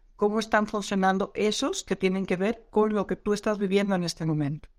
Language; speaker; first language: Spanish; non-native, fluent; Dutch